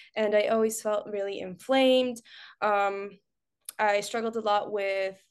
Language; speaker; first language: English; early bilingual, other home language; Spanish